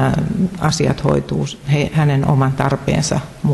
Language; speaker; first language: Finnish; native; Finnish